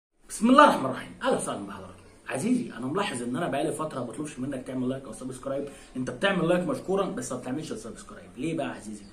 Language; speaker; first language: Arabic; native; Arabic